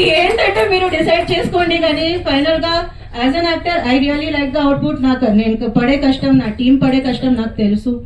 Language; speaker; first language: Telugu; non-native, fluent; Hindi